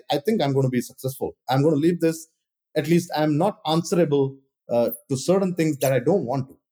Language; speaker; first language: English; non-native, local second language; Kannada